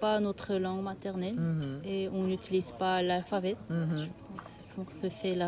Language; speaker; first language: French; non-native, learner; Korean